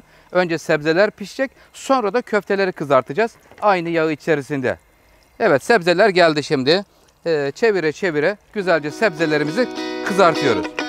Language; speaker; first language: Turkish; native; Turkish